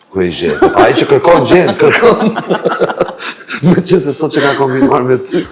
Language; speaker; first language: Albanian; native; Albanian